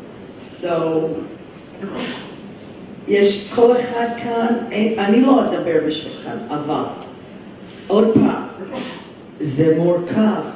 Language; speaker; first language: Hebrew; non-native, fluent; English